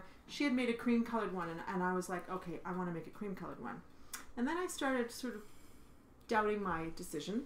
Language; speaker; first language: English; native; English